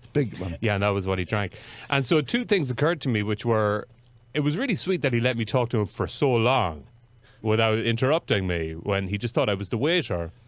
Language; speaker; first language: English; native; English